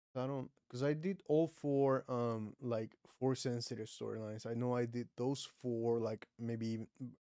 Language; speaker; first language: English; non-native, fluent; Spanish